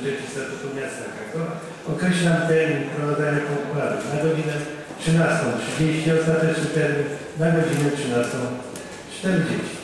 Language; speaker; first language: Polish; native; Polish